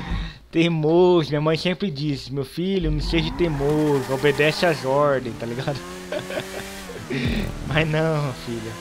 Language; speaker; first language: Portuguese; native; Portuguese